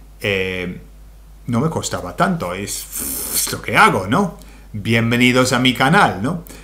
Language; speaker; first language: Spanish; non-native, fluent; English